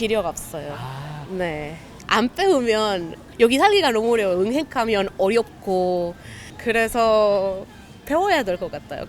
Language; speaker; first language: Korean; non-native, learner; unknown